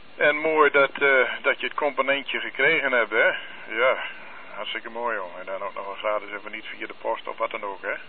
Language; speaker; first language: Dutch; native; Dutch